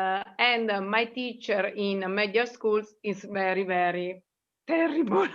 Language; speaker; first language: English; non-native, learner; Italian